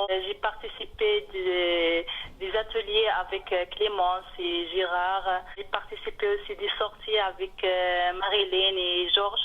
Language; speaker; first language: French; non-native, learner; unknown